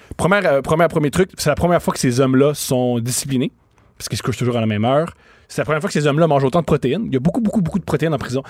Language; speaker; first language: French; native; French